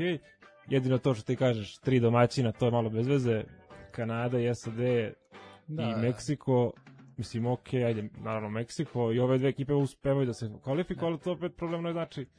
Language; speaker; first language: Serbian; native; Serbian